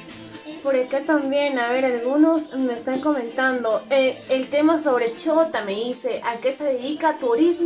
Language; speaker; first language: Spanish; native; Spanish